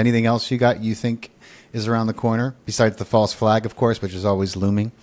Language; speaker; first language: English; native; English